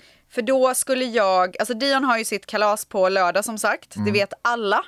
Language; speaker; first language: Swedish; native; Swedish